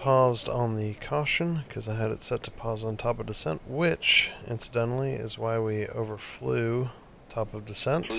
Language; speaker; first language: English; native; English